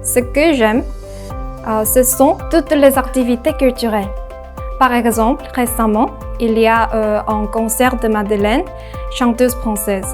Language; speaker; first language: French; non-native, learner; Korean